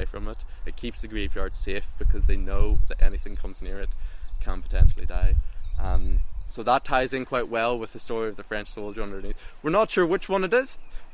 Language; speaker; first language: English; native; English